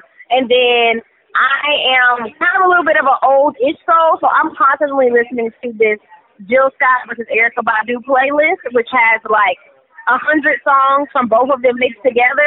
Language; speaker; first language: English; native; English